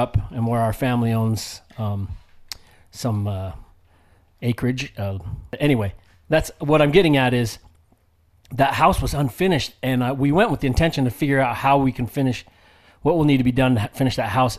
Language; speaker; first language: English; native; English